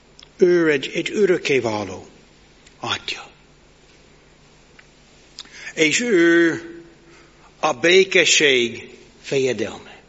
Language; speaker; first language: Hungarian; non-native, learner; English